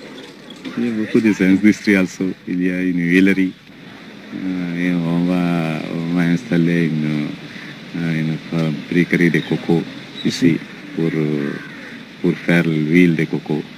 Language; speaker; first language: French; non-native, local second language; Telugu